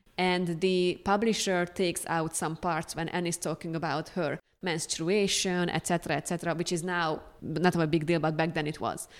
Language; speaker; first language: English; non-native, fluent; Hungarian